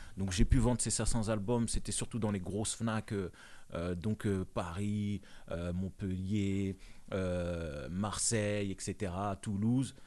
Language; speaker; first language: French; non-native, local second language; Bambara